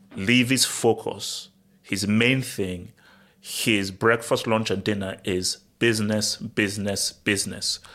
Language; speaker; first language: English; early bilingual, other home language; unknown